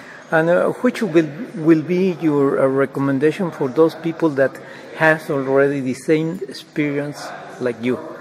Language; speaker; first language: English; non-native, learner; Spanish